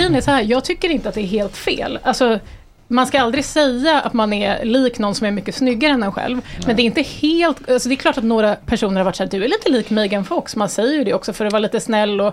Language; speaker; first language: Swedish; native; Swedish